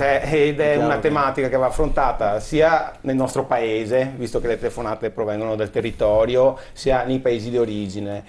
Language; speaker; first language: Italian; native; Italian